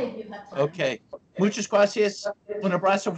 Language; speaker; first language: Spanish; non-native, learner; English